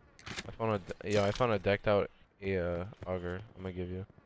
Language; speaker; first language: English; native; English